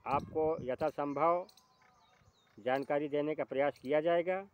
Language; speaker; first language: Hindi; native; Hindi